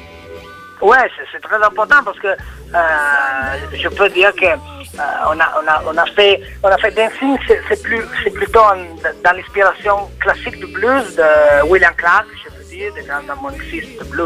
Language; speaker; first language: French; non-native, learner; Italian